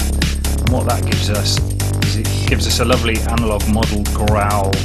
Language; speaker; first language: English; native; English